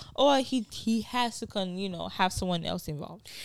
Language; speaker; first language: English; non-native, local second language; Yoruba